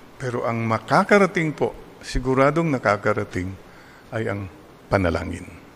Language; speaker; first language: Filipino; non-native, local second language; Iloko